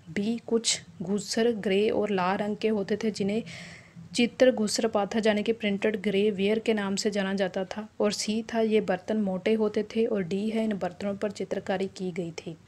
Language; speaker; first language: Hindi; non-native, local second language; Punjabi